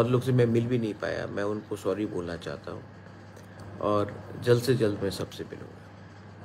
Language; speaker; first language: Hindi; non-native, local second language; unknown